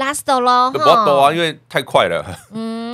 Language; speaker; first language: Chinese; native; Chinese